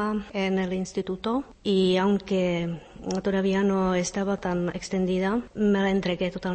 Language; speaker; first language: Spanish; non-native, fluent; Czech